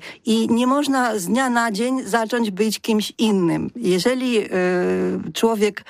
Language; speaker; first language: Polish; non-native, fluent; Ukrainian